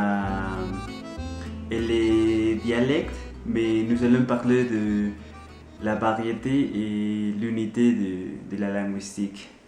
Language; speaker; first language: French; non-native, learner; Spanish